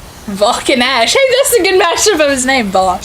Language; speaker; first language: English; native; English